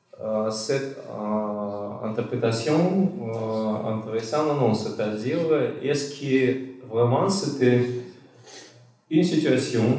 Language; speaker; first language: French; non-native, fluent; Russian